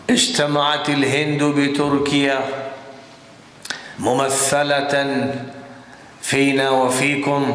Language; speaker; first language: Arabic; non-native, fluent; Urdu